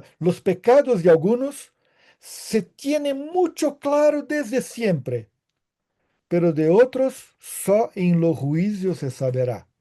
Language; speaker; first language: Spanish; non-native, fluent; Portuguese